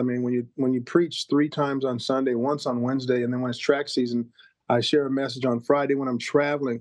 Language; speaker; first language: English; native; English